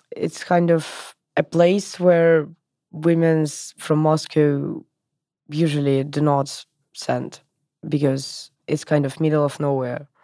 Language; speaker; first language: English; non-native, learner; Russian